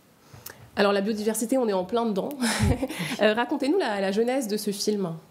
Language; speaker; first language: French; native; French